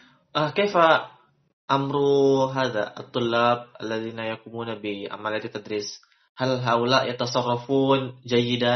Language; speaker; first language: Arabic; non-native, fluent; Indonesian